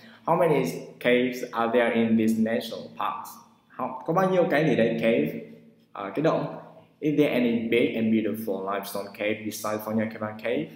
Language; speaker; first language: English; non-native, fluent; Vietnamese